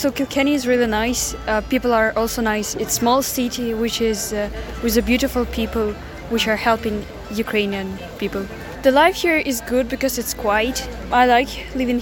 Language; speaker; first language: English; non-native, learner; Ukrainian